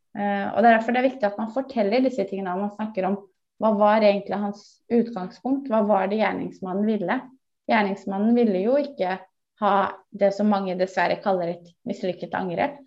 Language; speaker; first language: Norwegian; early bilingual, other home language; Somali